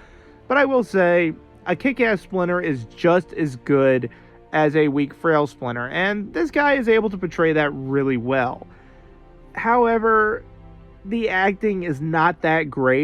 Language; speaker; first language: English; native; English